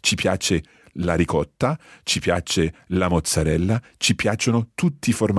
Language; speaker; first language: Italian; non-native, fluent; English